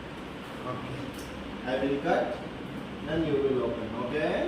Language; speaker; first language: English; non-native, local second language; Telugu